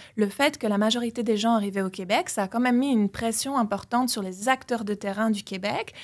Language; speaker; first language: French; native; French